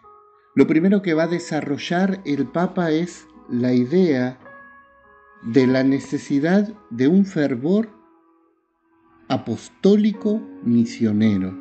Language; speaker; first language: Spanish; native; Spanish